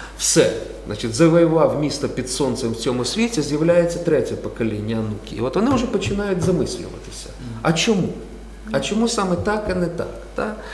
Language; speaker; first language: Ukrainian; non-native, local second language; Russian